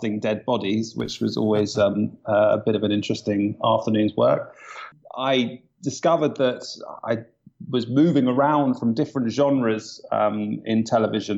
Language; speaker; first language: English; native; English